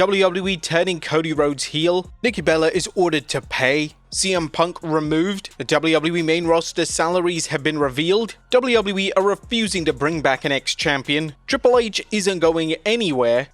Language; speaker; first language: English; native; English